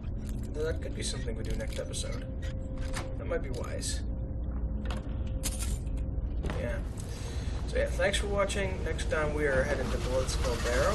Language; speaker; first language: English; native; English